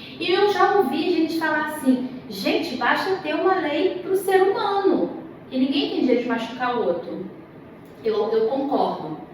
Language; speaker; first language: Portuguese; native; Portuguese